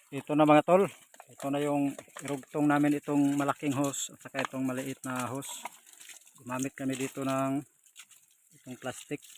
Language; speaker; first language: Filipino; non-native, local second language; Cebuano